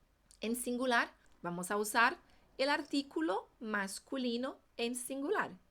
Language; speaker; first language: Spanish; non-native, fluent; Portuguese